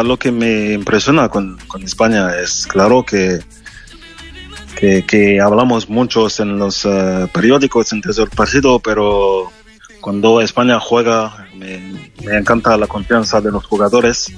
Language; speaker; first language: Spanish; non-native, fluent; French